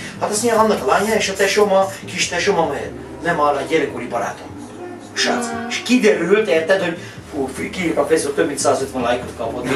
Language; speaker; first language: Hungarian; non-native, fluent; Armenian